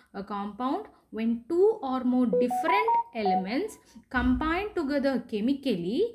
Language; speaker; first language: English; non-native, local second language; Malayalam